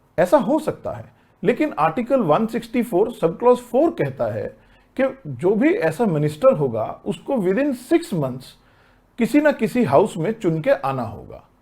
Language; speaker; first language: Hindi; native; Hindi